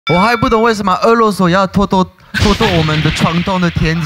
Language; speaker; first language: Chinese; non-native, fluent; French